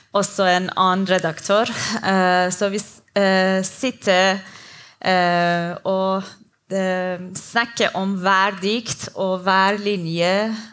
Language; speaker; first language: Norwegian; non-native, learner; Persian